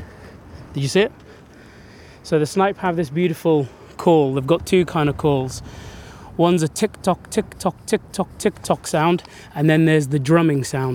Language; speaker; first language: English; early bilingual, other home language; Arabic